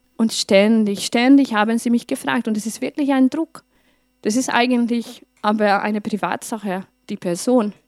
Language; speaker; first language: German; non-native, fluent; Hungarian